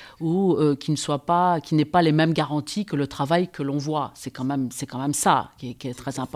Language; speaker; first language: French; native; French